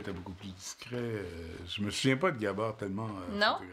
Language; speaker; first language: French; native; French